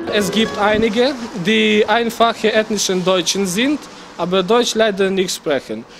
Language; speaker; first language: German; non-native, learner; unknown